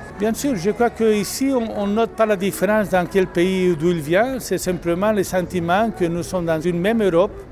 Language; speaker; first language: French; non-native, fluent; Catalan